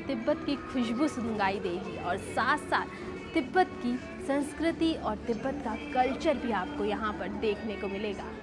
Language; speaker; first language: Hindi; native; Hindi